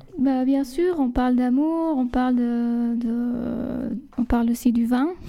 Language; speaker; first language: French; non-native, fluent; Persian